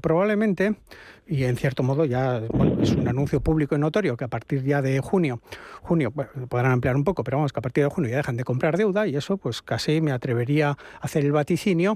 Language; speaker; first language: Spanish; native; Spanish